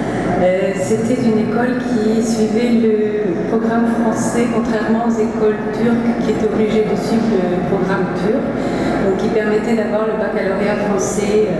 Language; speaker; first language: French; early bilingual, heritage; French